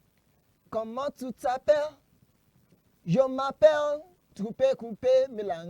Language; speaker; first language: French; non-native, learner; Yoruba